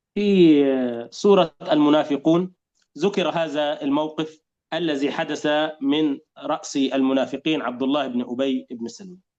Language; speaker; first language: Arabic; native; Arabic